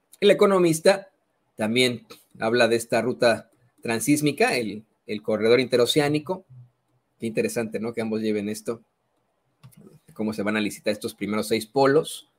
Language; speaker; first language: Spanish; native; Spanish